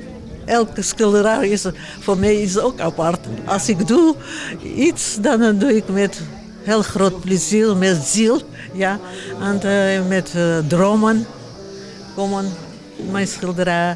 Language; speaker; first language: Dutch; non-native, fluent; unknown